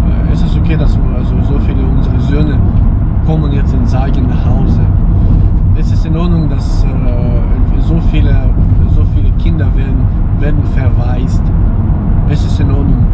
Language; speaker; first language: German; non-native, fluent; Ukrainian